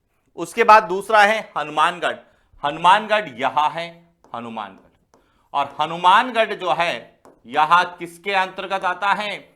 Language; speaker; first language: Hindi; native; Hindi